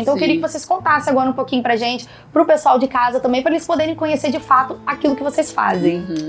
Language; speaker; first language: Portuguese; native; Portuguese